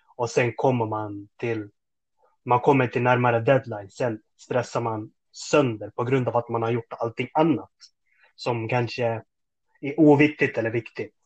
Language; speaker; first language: Swedish; early bilingual, other home language; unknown